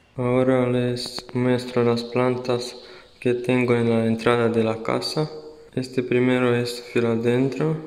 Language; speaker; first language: Spanish; non-native, learner; Serbian